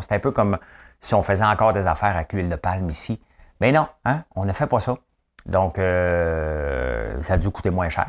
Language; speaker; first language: French; native; French